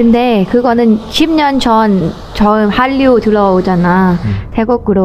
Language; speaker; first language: Korean; non-native, learner; Thai